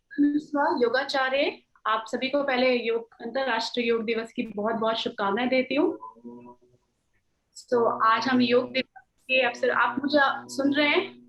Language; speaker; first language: Hindi; native; Hindi